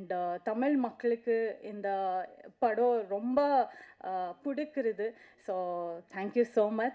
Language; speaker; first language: Tamil; non-native, learner; Kannada